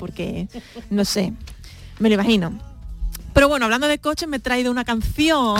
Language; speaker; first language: Spanish; native; Spanish